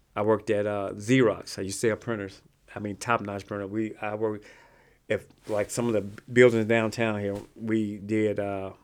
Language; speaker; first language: English; native; English